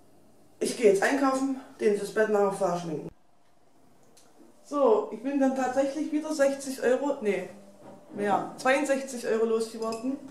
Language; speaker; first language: German; native; German